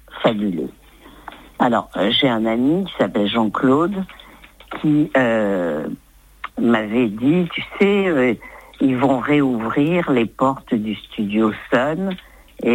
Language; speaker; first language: French; native; French